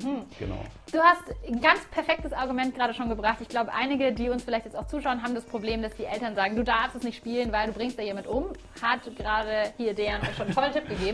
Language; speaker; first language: German; native; German